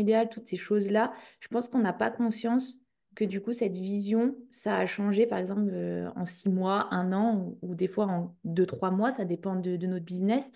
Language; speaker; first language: French; native; French